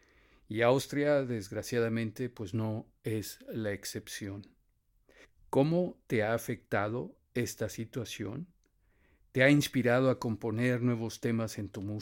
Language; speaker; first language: Spanish; native; Spanish